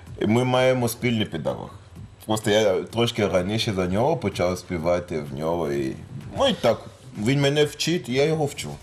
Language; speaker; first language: Ukrainian; non-native, fluent; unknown